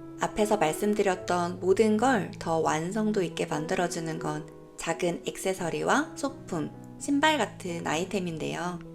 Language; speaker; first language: Korean; native; Korean